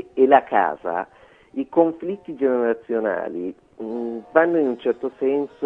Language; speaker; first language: Italian; non-native, fluent; Persian